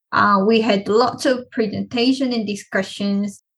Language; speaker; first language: English; non-native, fluent; Korean